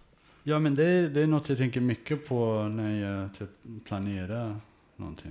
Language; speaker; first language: Swedish; early bilingual, heritage; English